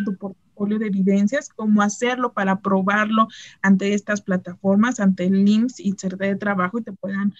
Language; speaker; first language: Spanish; native; Spanish